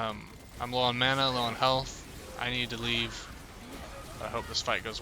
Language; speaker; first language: English; native; English